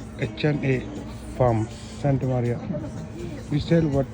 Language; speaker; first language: English; non-native, learner; Sinhala